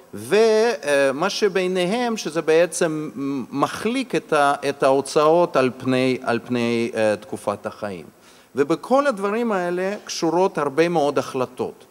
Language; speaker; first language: Hebrew; non-native, fluent; Russian